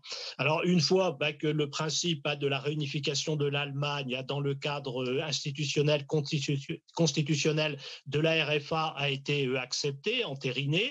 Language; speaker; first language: French; native; French